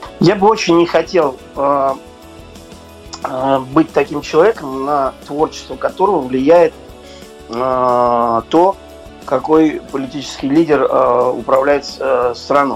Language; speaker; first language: Russian; native; Russian